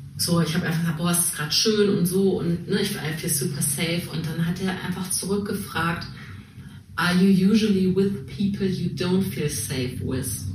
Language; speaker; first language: German; native; German